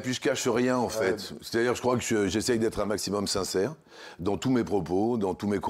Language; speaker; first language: French; native; French